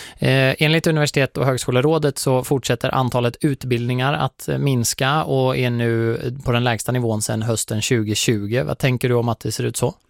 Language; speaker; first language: Swedish; native; Swedish